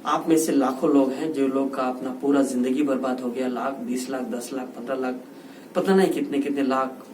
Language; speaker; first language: Hindi; non-native, local second language; Kannada